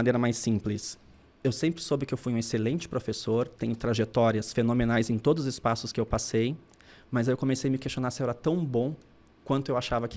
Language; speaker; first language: Portuguese; native; Portuguese